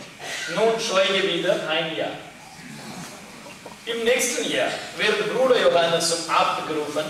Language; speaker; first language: German; non-native, learner; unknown